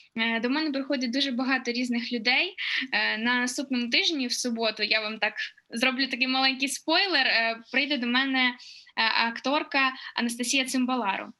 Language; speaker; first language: Ukrainian; non-native, local second language; Russian